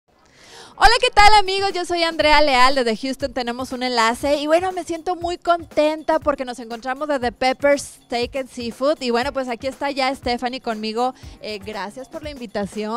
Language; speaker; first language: Spanish; native; Spanish